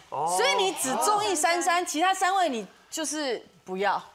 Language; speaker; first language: Chinese; native; Chinese